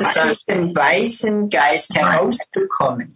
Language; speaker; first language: German; non-native, fluent; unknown